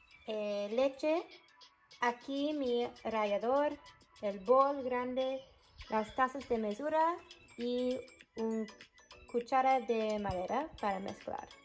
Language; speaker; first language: Spanish; non-native, fluent; English